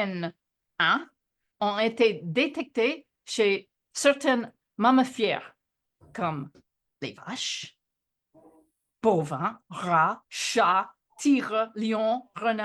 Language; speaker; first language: French; non-native, fluent; English